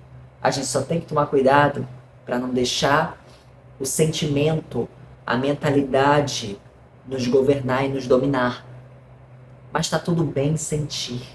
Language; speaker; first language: Portuguese; native; Portuguese